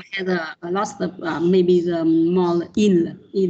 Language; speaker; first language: English; non-native, learner; Vietnamese